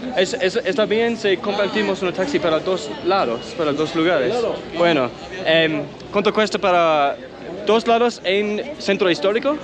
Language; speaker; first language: Spanish; non-native, learner; English